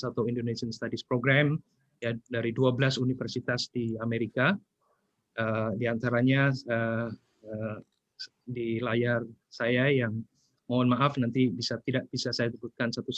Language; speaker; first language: Indonesian; native; Indonesian